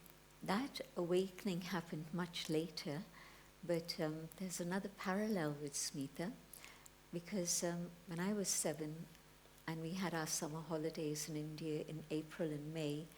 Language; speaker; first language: English; early bilingual, other home language; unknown